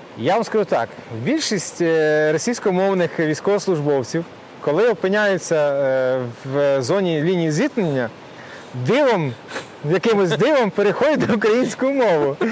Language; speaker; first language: Ukrainian; native; Ukrainian